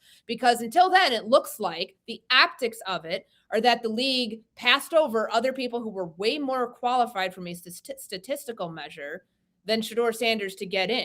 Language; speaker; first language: English; native; English